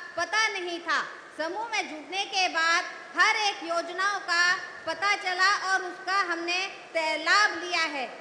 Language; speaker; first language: Hindi; native; Hindi